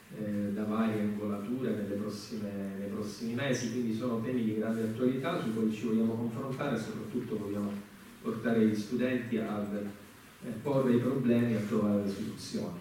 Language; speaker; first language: Italian; native; Italian